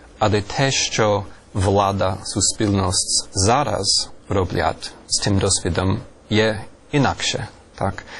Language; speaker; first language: Ukrainian; non-native, fluent; English